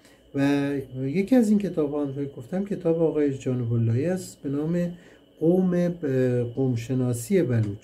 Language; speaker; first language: Persian; native; Persian